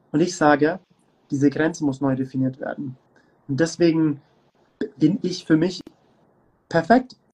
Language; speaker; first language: German; early bilingual, other home language; Turkish